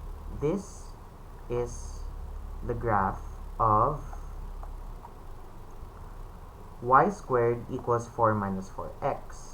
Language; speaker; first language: English; non-native, local second language; Filipino